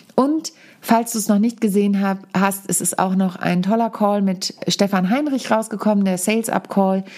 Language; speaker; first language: German; native; German